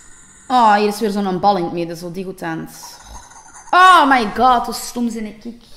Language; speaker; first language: Dutch; native; Dutch